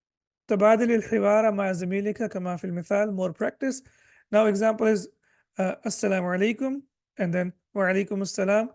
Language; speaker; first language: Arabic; non-native, fluent; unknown